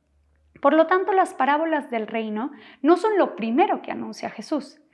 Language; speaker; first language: Spanish; native; Spanish